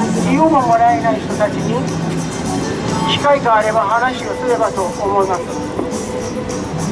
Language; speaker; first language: Japanese; non-native, fluent; Persian